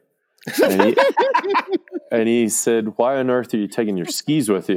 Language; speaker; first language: English; native; English